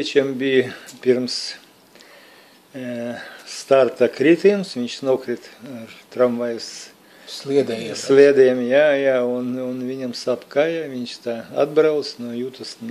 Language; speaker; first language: Latvian; non-native, local second language; Russian